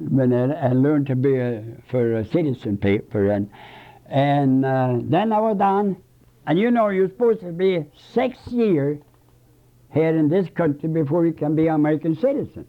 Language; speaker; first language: English; non-native, fluent; Swedish